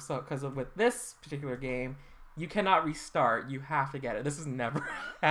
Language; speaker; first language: English; native; English